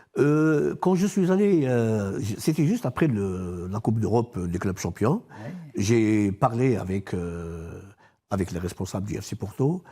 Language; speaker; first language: French; non-native, local second language; Arabic